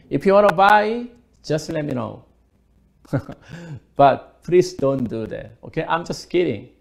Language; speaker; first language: English; non-native, fluent; Korean